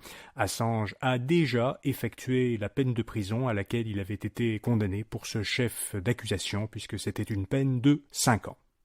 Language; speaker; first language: French; native; French